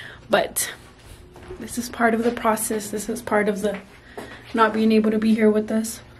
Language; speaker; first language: English; early bilingual, other home language; Spanish